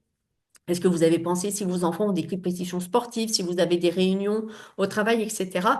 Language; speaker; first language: French; native; French